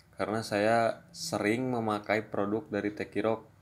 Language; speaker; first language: Indonesian; non-native, local second language; Sundanese